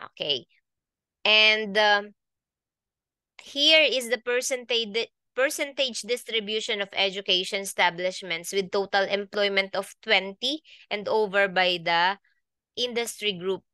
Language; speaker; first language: English; non-native, local second language; Filipino